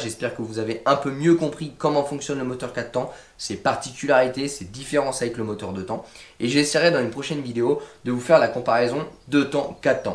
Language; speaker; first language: French; native; French